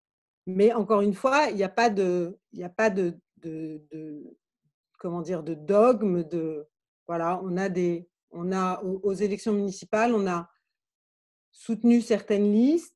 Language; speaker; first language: French; native; French